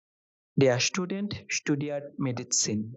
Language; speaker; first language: German; non-native, fluent; Bangla